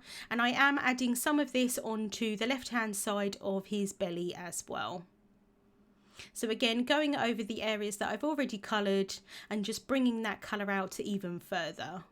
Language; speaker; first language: English; native; English